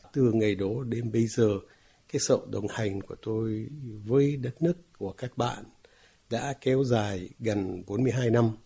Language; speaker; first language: Vietnamese; non-native, fluent; Arabic